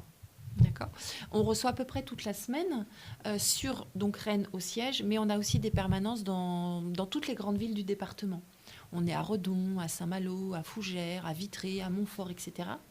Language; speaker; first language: French; native; French